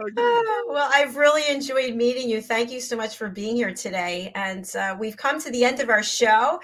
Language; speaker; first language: English; native; English